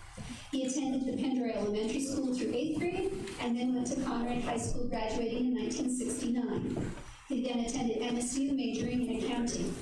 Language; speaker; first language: English; native; English